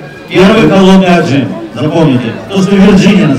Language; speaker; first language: Russian; native; Russian